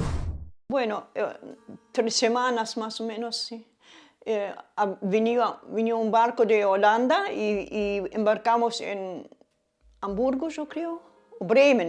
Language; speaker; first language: Spanish; early bilingual, other home language; German